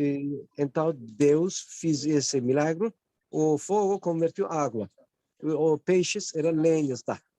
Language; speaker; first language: Portuguese; non-native, learner; Turkish